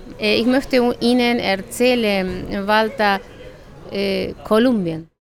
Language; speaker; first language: German; non-native, learner; Spanish